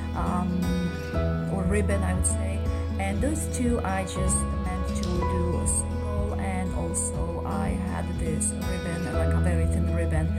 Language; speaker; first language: English; non-native, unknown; Polish